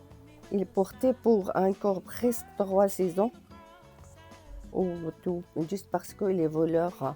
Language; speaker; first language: French; non-native, learner; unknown